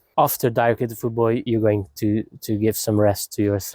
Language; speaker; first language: English; non-native, fluent; Hungarian